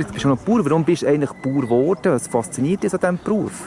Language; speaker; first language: German; native; German